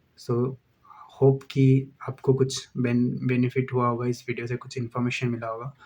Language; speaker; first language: Hindi; non-native, local second language; Assamese